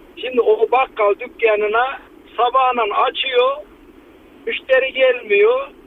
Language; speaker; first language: Turkish; native; Turkish